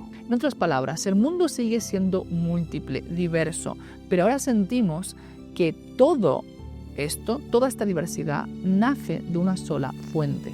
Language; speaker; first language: Spanish; native; Spanish